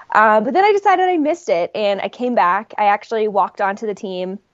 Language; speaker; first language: English; native; English